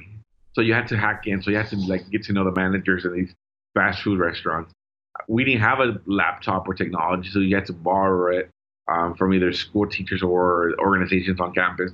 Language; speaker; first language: English; early bilingual, other home language; Spanish